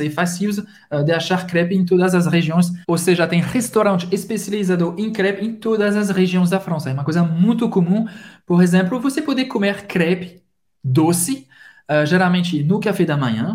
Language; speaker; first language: Portuguese; non-native, fluent; French